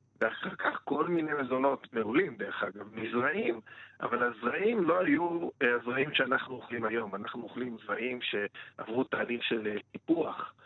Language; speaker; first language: Hebrew; native; Hebrew